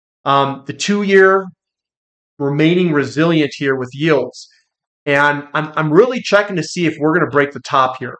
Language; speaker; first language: English; native; English